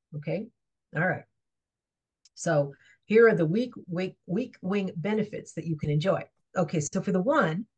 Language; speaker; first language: English; native; English